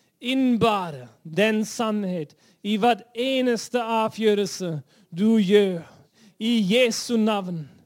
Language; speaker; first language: Norwegian; non-native, fluent; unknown